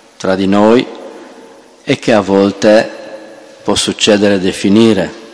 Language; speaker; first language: Italian; non-native, fluent; Romanian